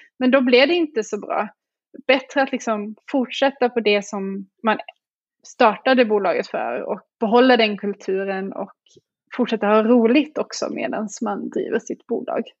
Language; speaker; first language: Swedish; native; Swedish